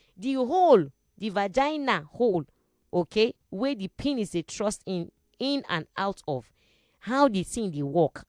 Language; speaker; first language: Nigerian Pidgin; non-native, local second language; Igbo